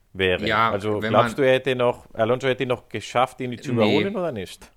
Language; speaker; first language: German; non-native, fluent; Spanish